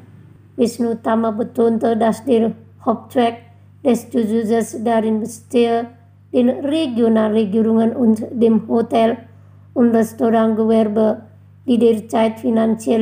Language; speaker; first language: German; non-native, fluent; Indonesian